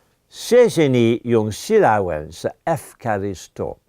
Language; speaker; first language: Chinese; non-native, fluent; English